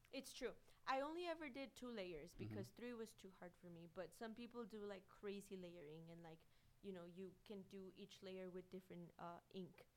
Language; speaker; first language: English; non-native, fluent; Spanish